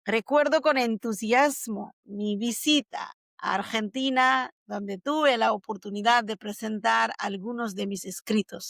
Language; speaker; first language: Spanish; non-native, fluent; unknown